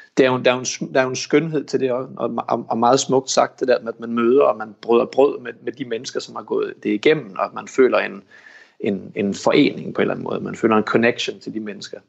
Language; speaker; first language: Danish; early bilingual, heritage; Danish